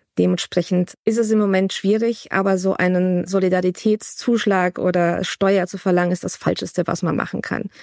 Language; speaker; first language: German; early bilingual, other home language; Romanian